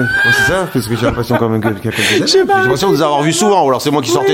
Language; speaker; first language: French; native; French